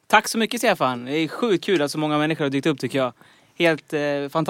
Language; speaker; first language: Swedish; native; Swedish